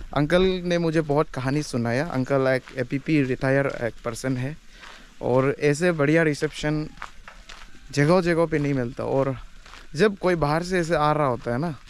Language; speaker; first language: Hindi; non-native, local second language; Adi